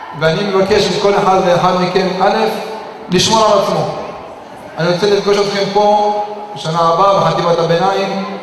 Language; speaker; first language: Hebrew; non-native, local second language; Arabic